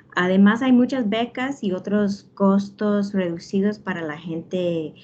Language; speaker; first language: Spanish; early bilingual, heritage; Spanish